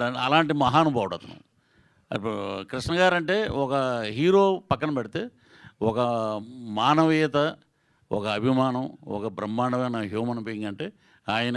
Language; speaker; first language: Telugu; native; Telugu